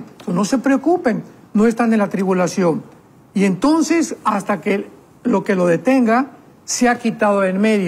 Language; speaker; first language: Spanish; native; Spanish